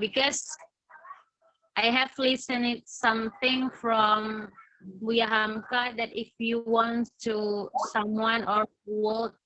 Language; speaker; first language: English; non-native, learner; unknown